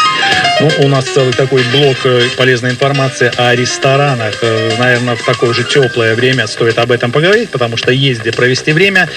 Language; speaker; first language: Russian; native; Russian